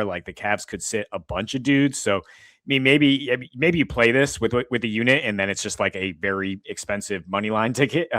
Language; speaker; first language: English; native; English